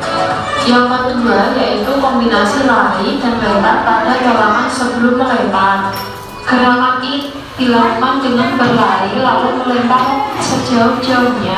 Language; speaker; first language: Indonesian; native; Indonesian